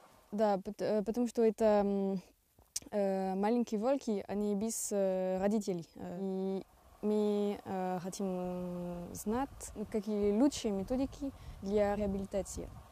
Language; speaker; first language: Russian; non-native, learner; French